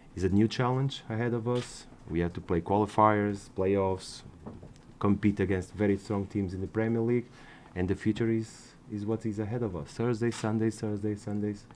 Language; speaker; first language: English; non-native, fluent; Portuguese